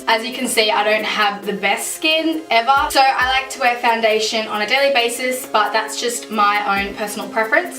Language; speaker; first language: English; native; English